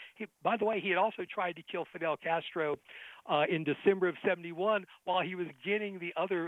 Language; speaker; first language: English; native; English